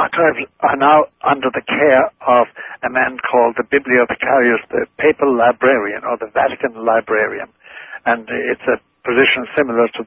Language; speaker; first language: English; non-native, local second language; Irish